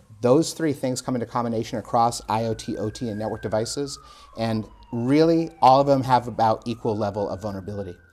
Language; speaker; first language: English; native; English